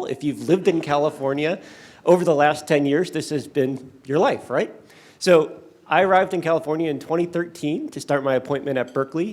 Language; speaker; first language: English; native; English